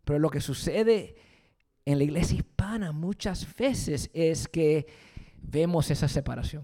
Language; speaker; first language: Spanish; early bilingual, heritage; Spanish